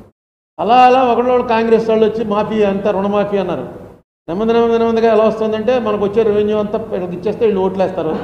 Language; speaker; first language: Telugu; native; Telugu